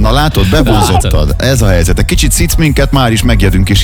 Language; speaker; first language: Hungarian; native; Hungarian